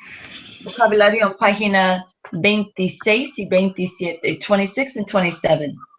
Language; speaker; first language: Spanish; non-native, learner; English